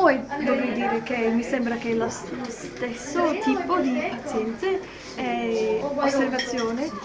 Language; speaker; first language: Italian; non-native, learner; English